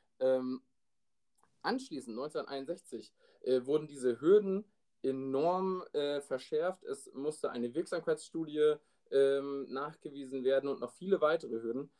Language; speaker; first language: German; native; German